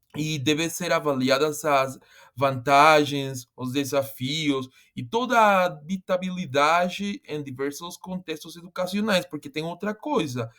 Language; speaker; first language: Portuguese; non-native, fluent; Spanish